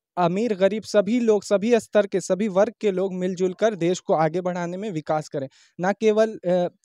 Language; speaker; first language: Hindi; native; Hindi